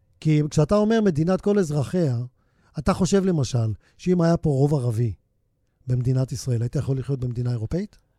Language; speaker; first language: Hebrew; native; Hebrew